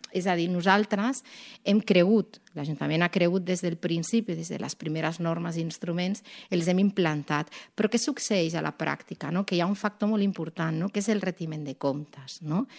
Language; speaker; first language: Catalan; non-native, local second language; Spanish